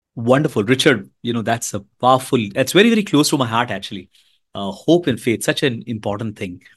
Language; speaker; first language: English; non-native, local second language; Hindi